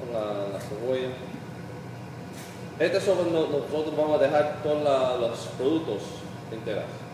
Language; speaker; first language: Spanish; early bilingual, heritage; Spanish